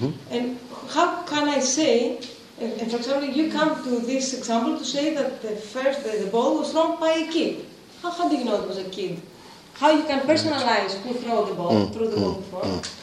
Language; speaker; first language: English; non-native, fluent; Greek